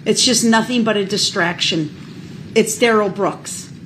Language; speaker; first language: English; native; English